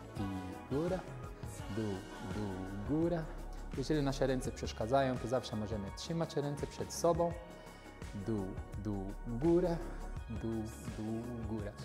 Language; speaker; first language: Polish; non-native, fluent; Portuguese